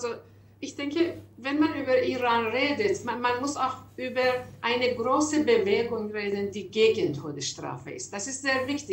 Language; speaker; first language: German; non-native, learner; Persian